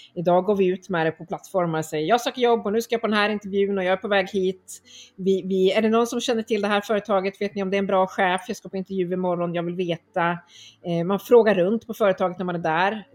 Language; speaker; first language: Swedish; native; Swedish